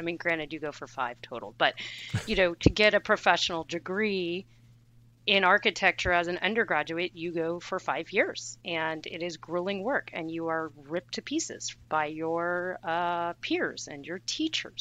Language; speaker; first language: English; native; English